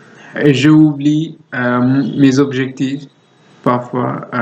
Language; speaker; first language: French; non-native, learner; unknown